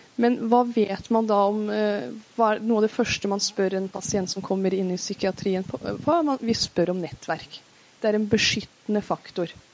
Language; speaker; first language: Norwegian; early bilingual, other home language; Persian